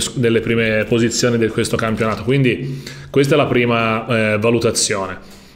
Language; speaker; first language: Italian; native; Italian